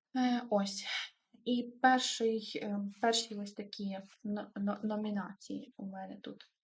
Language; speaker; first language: Ukrainian; non-native, local second language; Russian